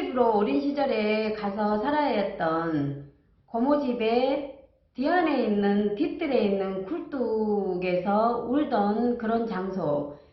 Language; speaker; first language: Korean; native; Korean